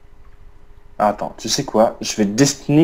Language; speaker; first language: French; native; French